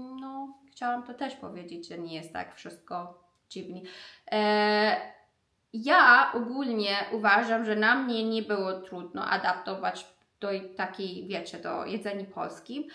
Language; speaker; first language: Polish; non-native, learner; Persian